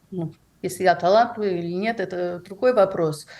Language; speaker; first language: Russian; non-native, fluent; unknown